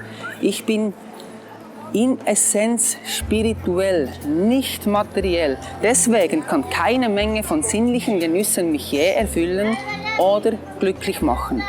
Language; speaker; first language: German; non-native, fluent; English